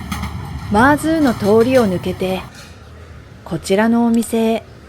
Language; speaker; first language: Japanese; native; Japanese